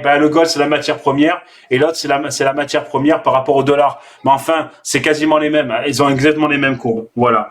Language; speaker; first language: French; native; French